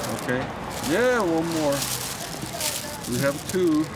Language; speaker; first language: English; non-native, learner; Korean